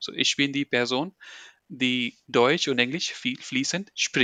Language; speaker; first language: German; non-native, fluent; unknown